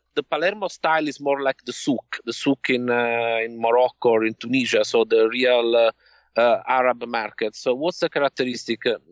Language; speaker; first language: English; non-native, fluent; Italian